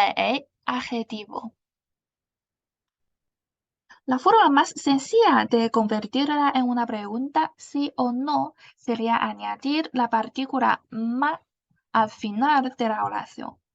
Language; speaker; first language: Spanish; non-native, fluent; Chinese